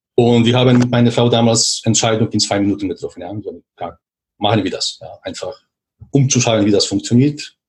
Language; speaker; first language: German; non-native, learner; Polish